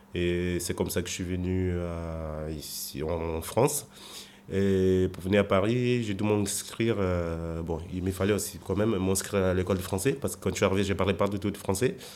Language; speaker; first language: French; non-native, fluent; Portuguese